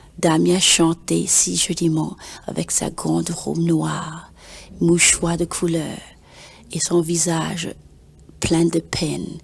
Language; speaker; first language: French; non-native, fluent; English